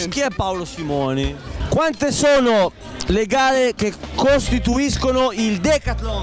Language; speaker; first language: Italian; native; Italian